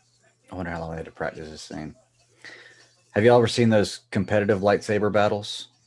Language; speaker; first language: English; native; English